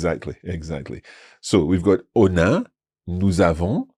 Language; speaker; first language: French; non-native, fluent; English